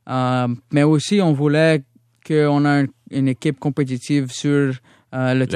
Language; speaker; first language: French; non-native, local second language; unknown